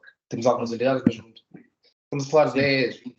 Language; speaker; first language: Portuguese; native; Portuguese